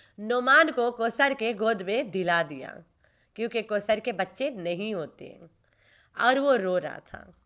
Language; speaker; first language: Urdu; non-native, local second language; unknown